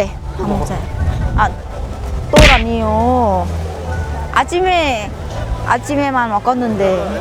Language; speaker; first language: Korean; non-native, learner; Vietnamese